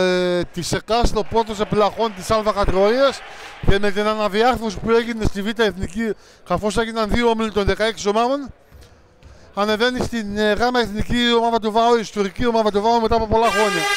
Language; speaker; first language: Greek; native; Greek